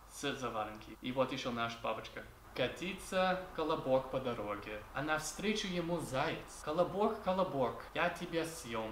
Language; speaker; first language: Russian; non-native, learner; English